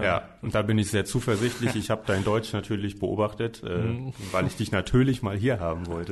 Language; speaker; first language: German; native; German